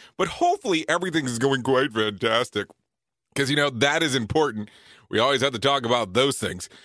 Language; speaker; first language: English; native; English